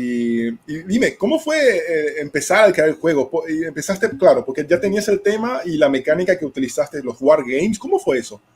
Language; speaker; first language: Spanish; non-native, fluent; Portuguese